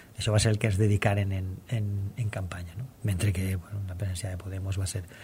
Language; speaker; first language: Catalan; non-native, local second language; Spanish